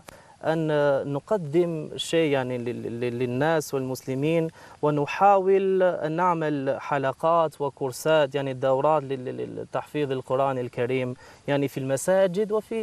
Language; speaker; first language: Arabic; non-native, fluent; Albanian